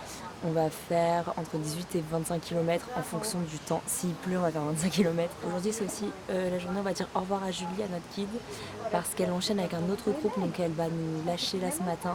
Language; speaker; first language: French; native; French